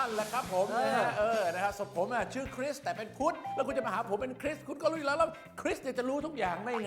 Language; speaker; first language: Thai; native; Thai